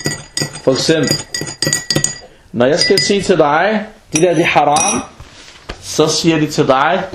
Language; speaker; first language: Danish; early bilingual, other home language; Arabic